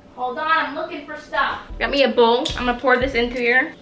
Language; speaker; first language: English; native; English